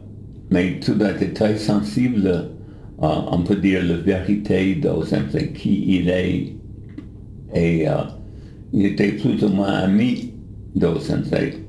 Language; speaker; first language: French; non-native, fluent; English